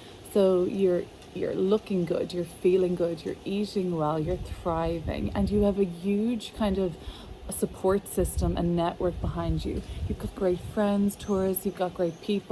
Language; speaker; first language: English; native; English